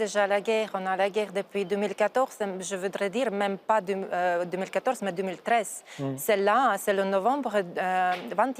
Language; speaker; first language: French; non-native, fluent; Ukrainian